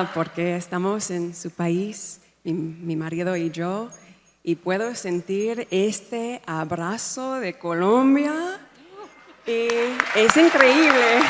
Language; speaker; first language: Spanish; non-native, fluent; English